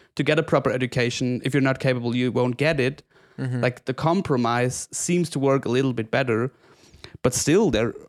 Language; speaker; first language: English; non-native, fluent; German